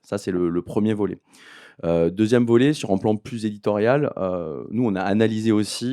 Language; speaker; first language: French; native; French